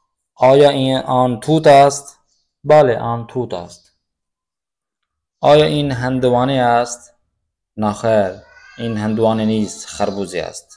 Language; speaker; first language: Persian; non-native, fluent; Urdu